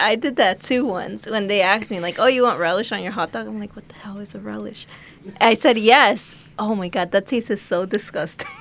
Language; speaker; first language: English; early bilingual, other home language; Spanish